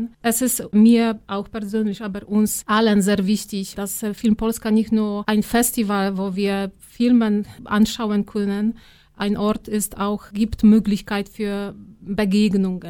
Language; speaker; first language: German; non-native, fluent; Polish